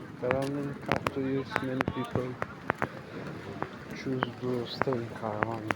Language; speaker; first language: English; non-native, learner; Turkish